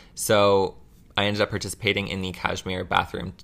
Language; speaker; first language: English; native; English